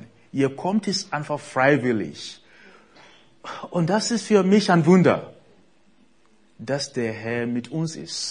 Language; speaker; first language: German; non-native, fluent; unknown